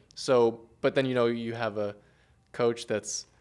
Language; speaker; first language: English; native; English